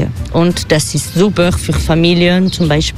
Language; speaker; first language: German; non-native, fluent; French